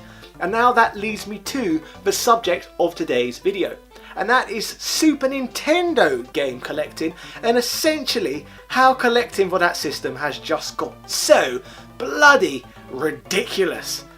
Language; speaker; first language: English; native; English